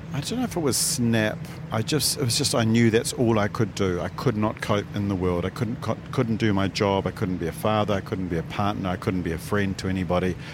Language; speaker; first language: English; native; English